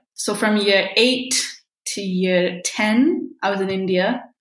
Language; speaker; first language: English; early bilingual, other home language; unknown